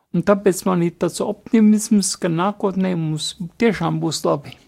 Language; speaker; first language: Latvian; native; Latvian